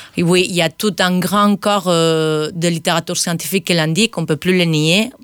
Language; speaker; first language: French; non-native, fluent; Spanish